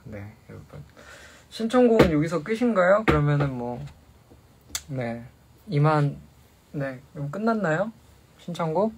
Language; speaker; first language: Korean; native; Korean